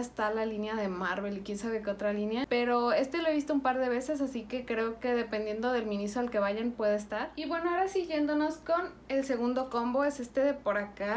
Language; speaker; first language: Spanish; native; Spanish